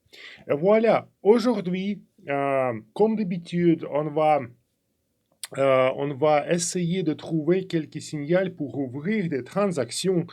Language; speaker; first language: French; non-native, fluent; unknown